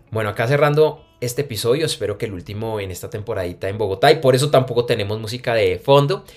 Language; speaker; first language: Spanish; native; Spanish